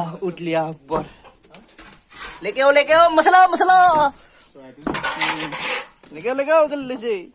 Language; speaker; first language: Hindi; non-native, local second language; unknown